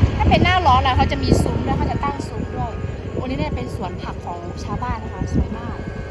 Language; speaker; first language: Thai; non-native, local second language; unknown